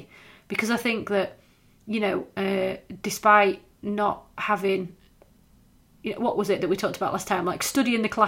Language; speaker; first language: English; native; English